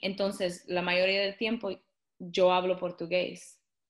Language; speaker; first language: Spanish; non-native, fluent; English